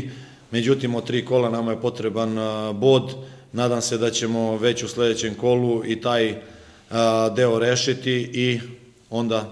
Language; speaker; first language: Serbian; native; Serbian